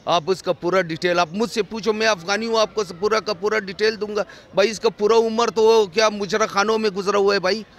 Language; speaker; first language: Urdu; non-native, fluent; Persian